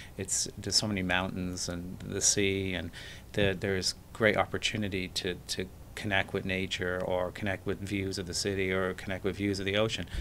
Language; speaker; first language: English; native; English